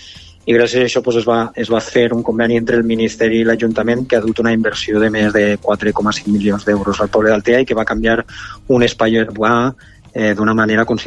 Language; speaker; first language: Catalan; native; Catalan